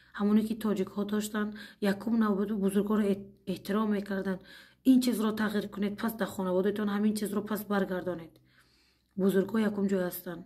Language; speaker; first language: Tajik; non-native, fluent; Uzbek